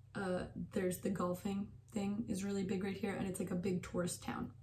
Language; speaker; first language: English; native; English